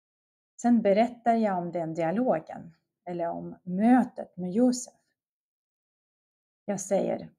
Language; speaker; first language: Swedish; non-native, fluent; Russian